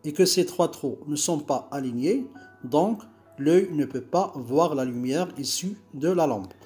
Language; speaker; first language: French; non-native, local second language; Arabic